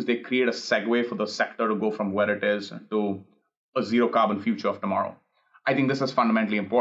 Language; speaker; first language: English; non-native, local second language; Hindi